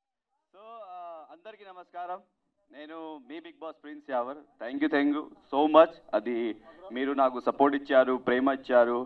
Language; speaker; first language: Telugu; non-native, local second language; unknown